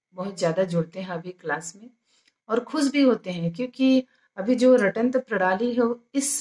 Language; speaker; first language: Hindi; native; Hindi